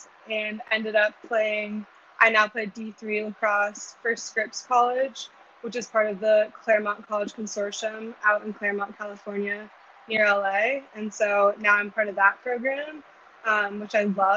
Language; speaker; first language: English; native; English